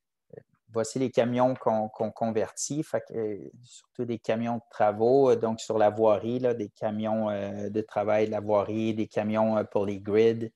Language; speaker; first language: French; native; French